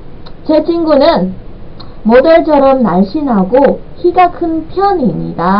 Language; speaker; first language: Korean; non-native, fluent; Vietnamese